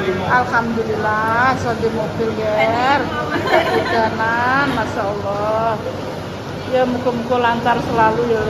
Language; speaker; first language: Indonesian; non-native, local second language; Javanese